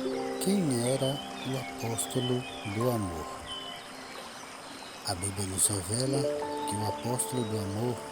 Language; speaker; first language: Portuguese; native; Portuguese